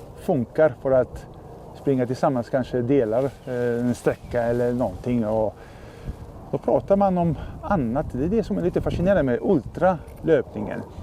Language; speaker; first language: Swedish; non-native, fluent; Czech